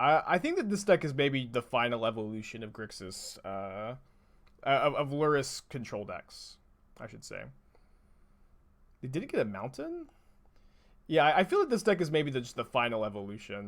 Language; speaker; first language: English; native; English